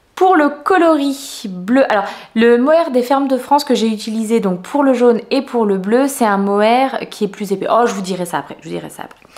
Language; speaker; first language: French; native; French